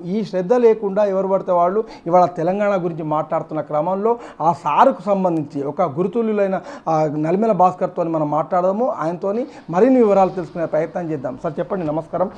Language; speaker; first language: Telugu; native; Telugu